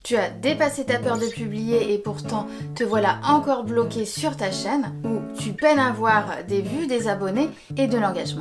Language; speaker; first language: French; native; French